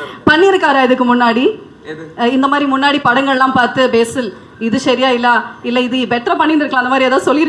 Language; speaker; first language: Tamil; native; Tamil